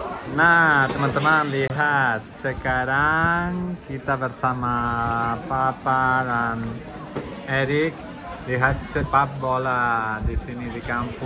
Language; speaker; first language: Indonesian; non-native, learner; Catalan